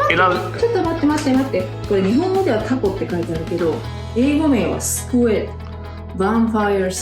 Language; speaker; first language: Japanese; native; Japanese